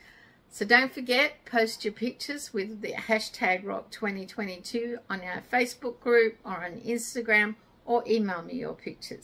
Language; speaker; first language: English; native; English